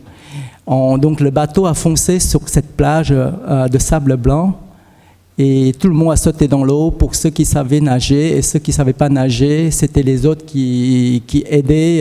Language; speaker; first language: French; early bilingual, other home language; Vietnamese